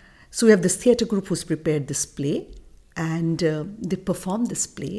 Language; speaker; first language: English; non-native, local second language; Bangla